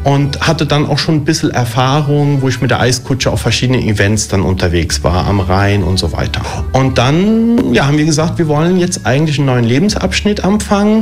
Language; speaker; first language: German; early bilingual, other home language; Italian